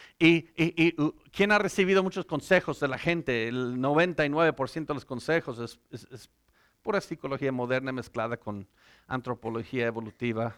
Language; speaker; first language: Spanish; non-native, fluent; English